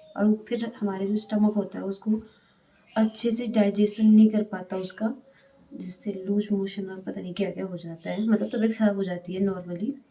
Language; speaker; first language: Hindi; native; Hindi